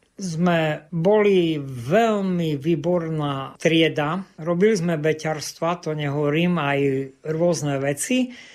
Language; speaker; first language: Slovak; non-native, local second language; Rusyn